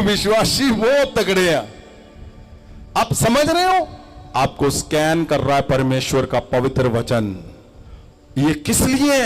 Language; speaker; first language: Hindi; non-native, local second language; Punjabi